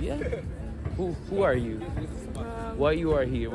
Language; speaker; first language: English; non-native, learner; Turkish